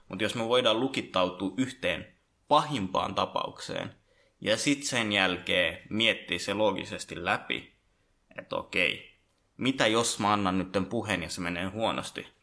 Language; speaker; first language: Finnish; early bilingual, other home language; Bangla